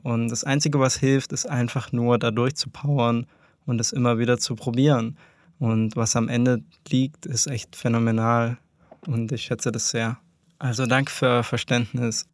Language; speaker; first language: German; native; German